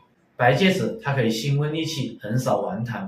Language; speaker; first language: Chinese; native; Chinese